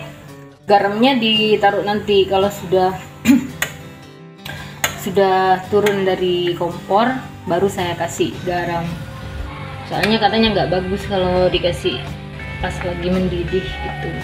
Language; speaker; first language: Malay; non-native, local second language; Madurese